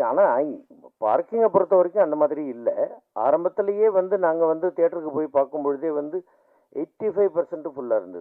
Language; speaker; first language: Tamil; native; Tamil